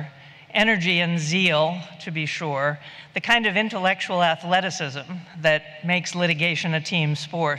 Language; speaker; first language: English; native; English